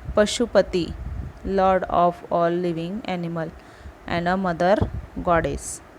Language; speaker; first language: English; non-native, local second language; Marathi